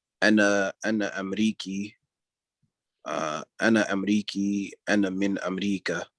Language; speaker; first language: Arabic; non-native, learner; English